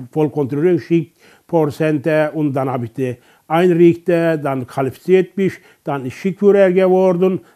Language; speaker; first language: German; non-native, learner; Turkish